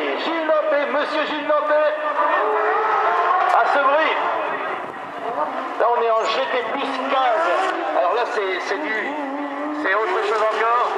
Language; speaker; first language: French; native; French